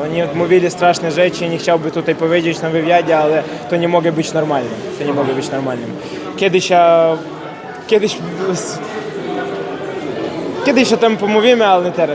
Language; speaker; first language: Polish; non-native, learner; Ukrainian